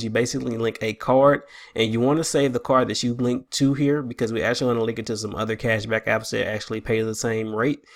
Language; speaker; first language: English; native; English